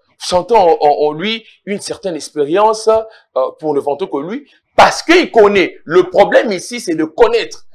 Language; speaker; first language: French; non-native, local second language; Lingala